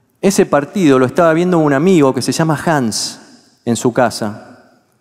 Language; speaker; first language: Spanish; native; Spanish